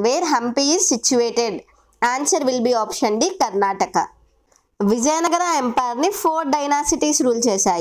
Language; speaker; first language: English; non-native, local second language; Telugu